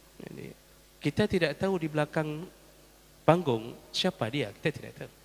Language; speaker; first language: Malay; non-native, local second language; Achinese